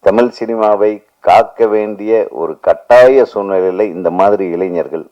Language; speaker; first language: Tamil; native; Tamil